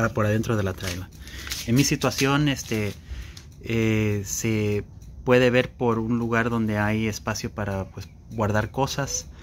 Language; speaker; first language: Spanish; early bilingual, heritage; Spanish